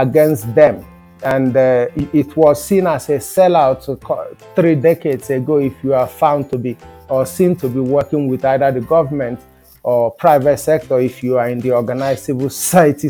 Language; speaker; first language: English; non-native, local second language; Igbo